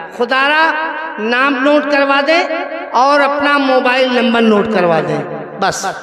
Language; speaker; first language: Hindi; native; Hindi